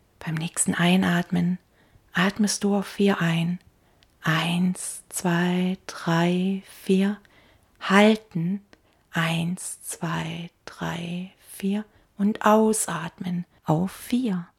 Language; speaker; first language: German; native; German